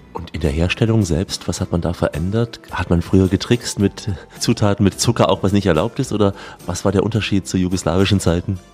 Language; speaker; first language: German; native; German